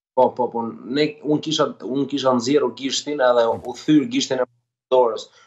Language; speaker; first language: Albanian; native; Albanian